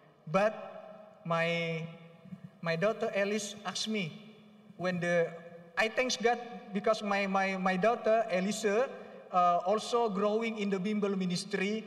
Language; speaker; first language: English; non-native, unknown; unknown